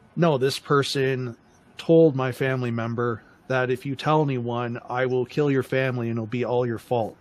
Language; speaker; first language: English; native; English